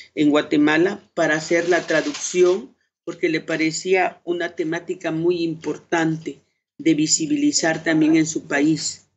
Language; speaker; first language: Spanish; native; Spanish